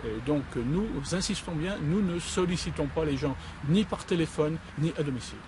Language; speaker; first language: French; native; French